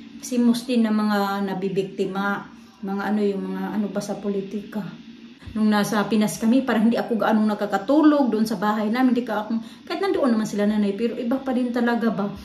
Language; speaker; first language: Filipino; non-native, local second language; Waray